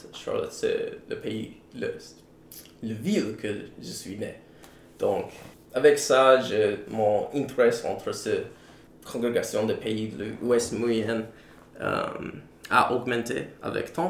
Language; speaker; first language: French; non-native, learner; English